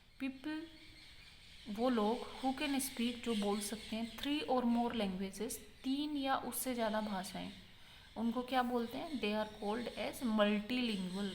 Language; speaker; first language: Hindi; native; Hindi